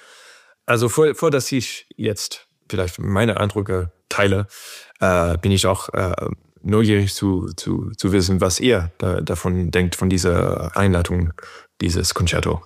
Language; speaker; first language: German; non-native, fluent; French